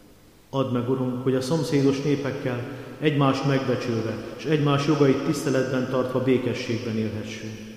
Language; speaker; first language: Hungarian; native; Hungarian